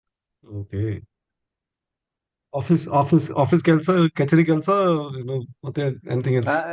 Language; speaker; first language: Kannada; non-native, learner; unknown